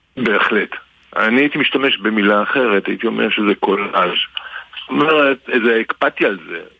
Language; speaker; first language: Hebrew; native; Hebrew